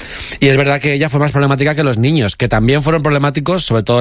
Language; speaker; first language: Spanish; native; Spanish